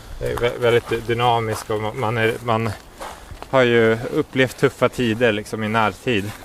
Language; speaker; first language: Swedish; native; Swedish